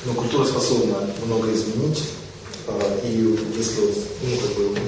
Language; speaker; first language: Russian; native; Russian